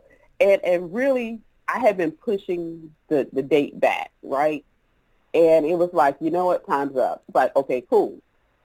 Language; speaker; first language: English; native; English